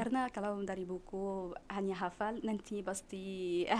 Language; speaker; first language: Indonesian; non-native, learner; Arabic